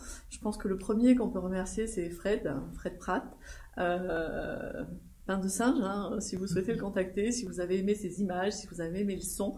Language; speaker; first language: French; native; French